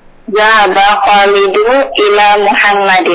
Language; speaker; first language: Arabic; non-native, learner; Indonesian